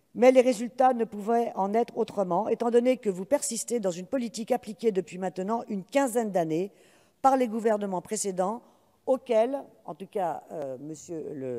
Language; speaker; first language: French; native; French